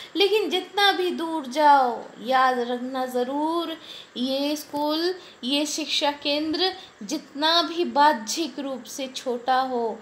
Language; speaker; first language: Hindi; non-native, local second language; Bangla